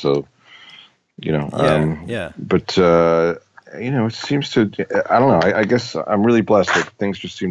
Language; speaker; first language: English; native; English